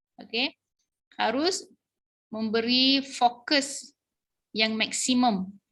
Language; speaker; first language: Malay; native; Malay